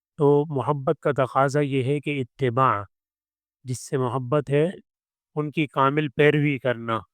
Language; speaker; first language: Urdu; native; Urdu